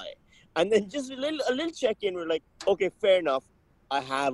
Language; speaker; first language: English; non-native, local second language; Urdu